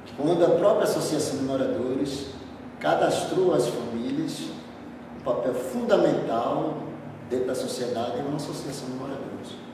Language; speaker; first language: Portuguese; native; Portuguese